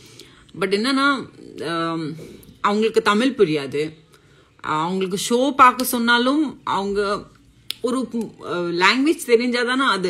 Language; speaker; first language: Tamil; non-native, local second language; Assamese